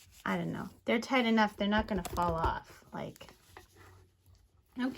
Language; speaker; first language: English; native; English